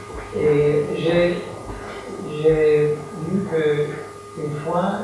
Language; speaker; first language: French; non-native, fluent; German